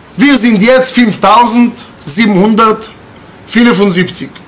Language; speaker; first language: German; non-native, fluent; Hebrew